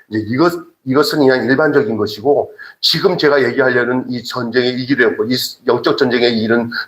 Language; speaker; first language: Korean; native; Korean